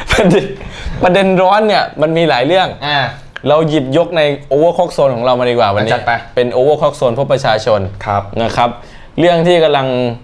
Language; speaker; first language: Thai; native; Thai